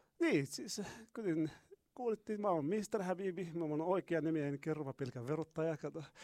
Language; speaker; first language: Finnish; non-native, learner; Arabic